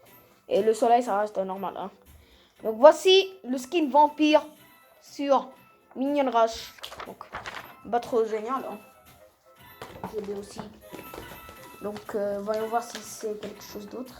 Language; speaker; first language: French; native; French